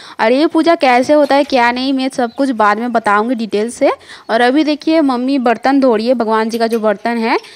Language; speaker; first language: Hindi; non-native, local second language; Bangla